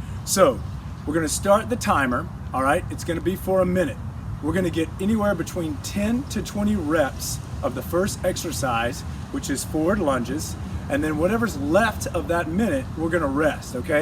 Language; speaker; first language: English; native; English